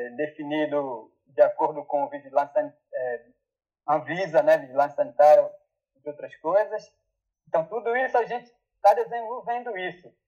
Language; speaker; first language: Portuguese; non-native, local second language; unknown